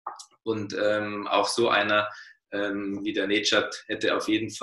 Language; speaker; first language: German; native; German